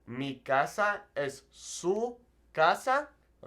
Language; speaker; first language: Spanish; non-native, fluent; English